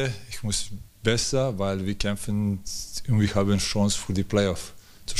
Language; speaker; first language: German; non-native, learner; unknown